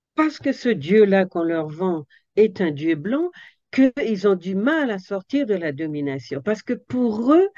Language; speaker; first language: French; native; French